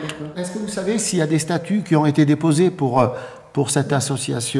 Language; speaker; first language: French; native; French